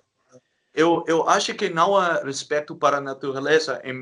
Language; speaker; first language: Portuguese; non-native, learner; Dutch